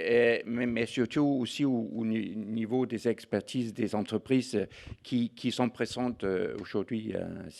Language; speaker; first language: French; non-native, fluent; Danish